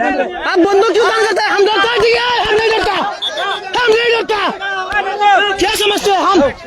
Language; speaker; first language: Hindi; non-native, learner; Bangla